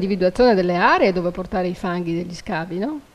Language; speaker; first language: Italian; native; Italian